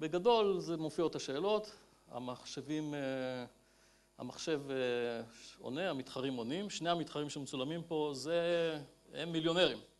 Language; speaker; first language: Hebrew; native; Hebrew